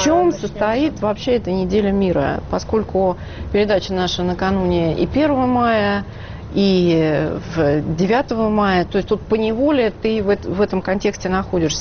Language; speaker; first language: Russian; native; Russian